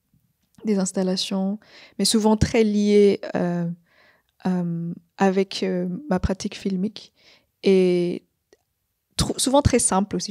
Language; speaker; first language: French; non-native, fluent; Vietnamese